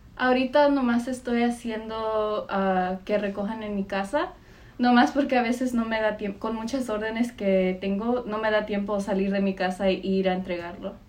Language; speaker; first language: Spanish; early bilingual, heritage; Spanish